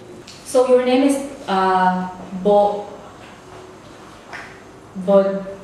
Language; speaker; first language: English; non-native, learner; Japanese